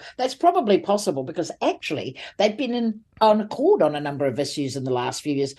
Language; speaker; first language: English; native; English